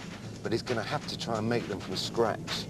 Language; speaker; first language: English; native; English